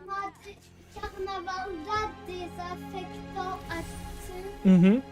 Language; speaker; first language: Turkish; early bilingual, heritage; Turkish